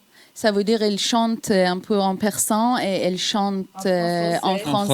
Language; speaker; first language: French; non-native, fluent; Persian